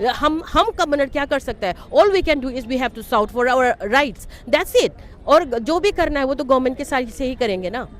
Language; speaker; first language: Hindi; non-native, local second language; Manipuri